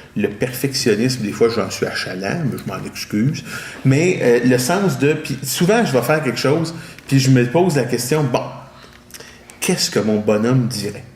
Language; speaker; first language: French; native; French